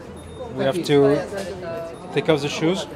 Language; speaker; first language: English; non-native, learner; French